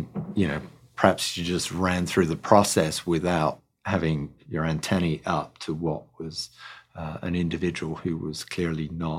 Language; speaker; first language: English; native; English